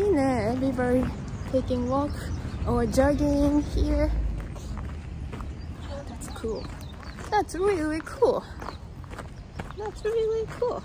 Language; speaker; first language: English; non-native, learner; Japanese